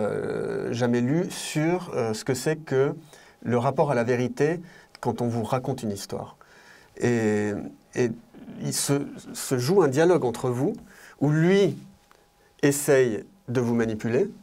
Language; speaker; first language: French; native; French